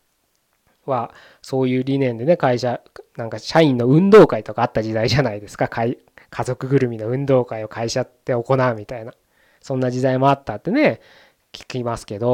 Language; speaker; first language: Japanese; native; Japanese